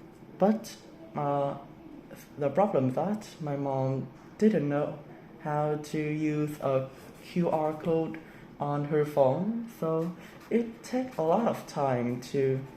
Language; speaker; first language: English; non-native, learner; Vietnamese